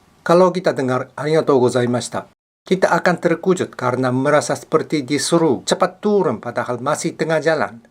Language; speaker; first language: Indonesian; non-native, fluent; Japanese